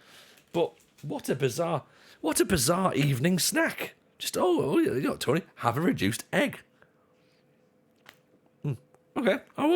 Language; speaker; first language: English; native; English